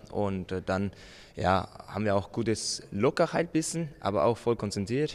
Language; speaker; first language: German; non-native, fluent; Japanese